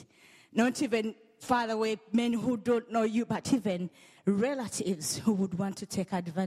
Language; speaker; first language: English; non-native, local second language; Ganda